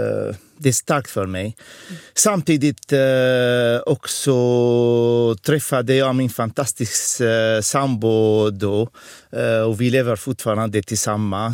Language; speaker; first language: Swedish; non-native, fluent; Arabic